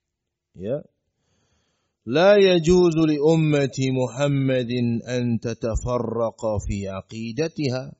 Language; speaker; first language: Arabic; non-native, fluent; Indonesian